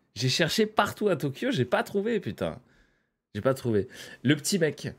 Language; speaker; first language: French; native; French